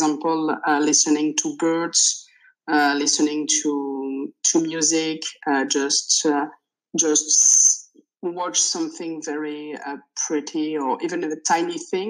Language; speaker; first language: English; non-native, fluent; French